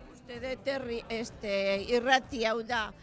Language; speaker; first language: Basque; non-native, learner; Spanish